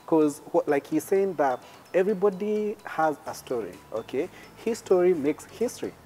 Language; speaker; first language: English; non-native, local second language; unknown